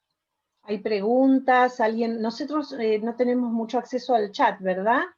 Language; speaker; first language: Spanish; native; Spanish